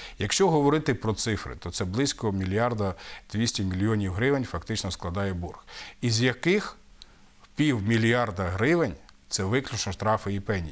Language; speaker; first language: Ukrainian; native; Ukrainian